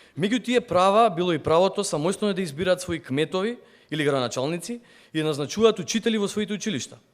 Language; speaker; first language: Macedonian; non-native, local second language; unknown